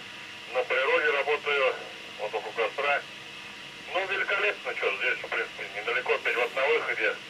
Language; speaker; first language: Russian; native; Russian